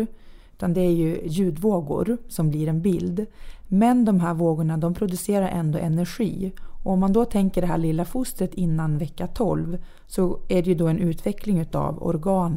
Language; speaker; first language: Swedish; native; Swedish